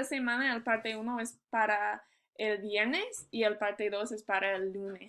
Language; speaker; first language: Spanish; non-native, learner; English